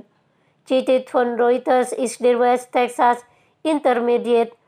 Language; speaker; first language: German; non-native, fluent; Indonesian